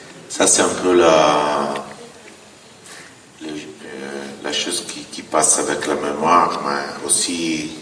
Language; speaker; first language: French; non-native, fluent; Italian